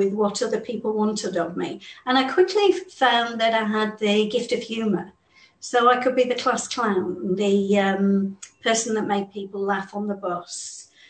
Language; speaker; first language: English; native; English